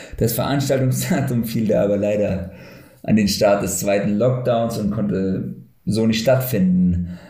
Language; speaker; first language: German; native; German